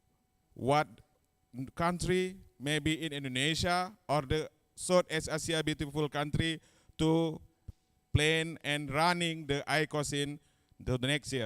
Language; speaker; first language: English; non-native, learner; Indonesian